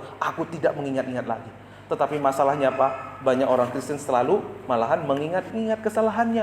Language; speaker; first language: Indonesian; native; Indonesian